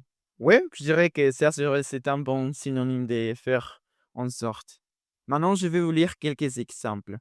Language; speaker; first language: French; non-native, fluent; Spanish